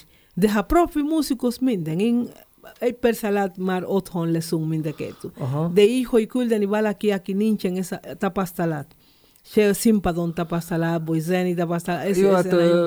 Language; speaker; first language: Hungarian; non-native, learner; Spanish